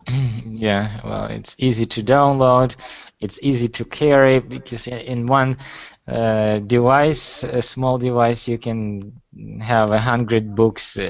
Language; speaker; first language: English; non-native, fluent; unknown